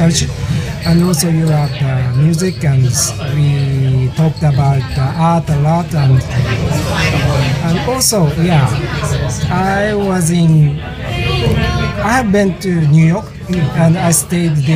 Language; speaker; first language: English; non-native, learner; Japanese